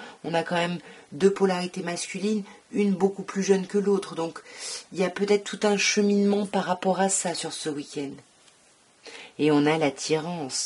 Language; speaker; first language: French; native; French